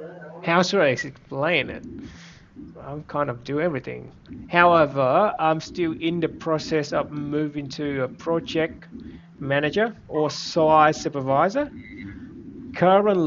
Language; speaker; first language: English; non-native, fluent; Vietnamese